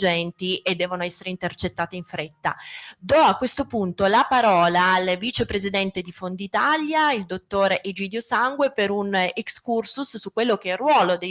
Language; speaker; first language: Italian; native; Italian